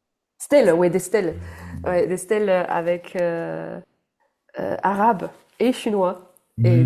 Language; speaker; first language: French; non-native, fluent; Chinese